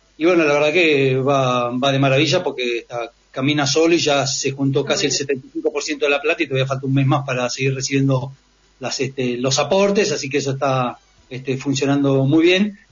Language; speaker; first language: Spanish; native; Spanish